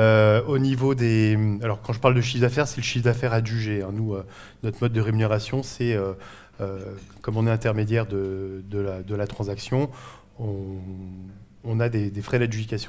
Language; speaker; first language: French; native; French